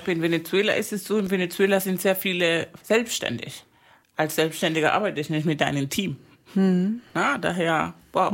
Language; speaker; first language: German; non-native, fluent; Spanish